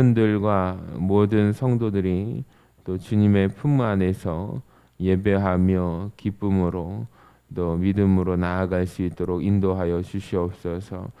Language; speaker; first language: Korean; native; Korean